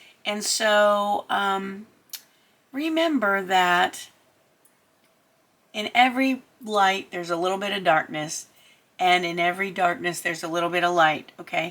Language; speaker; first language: English; native; English